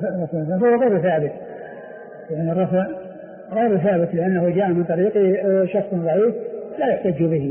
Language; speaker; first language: Arabic; native; Arabic